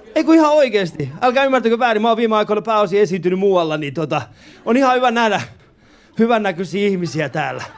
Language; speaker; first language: Finnish; early bilingual, other home language; Persian